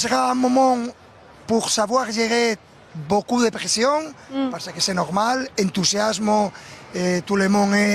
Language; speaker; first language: French; non-native, learner; Spanish